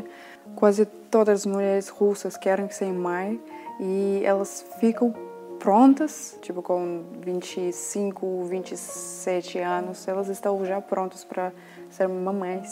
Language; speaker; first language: Portuguese; non-native, fluent; Russian